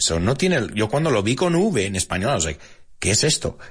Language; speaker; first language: Spanish; early bilingual, heritage; Spanish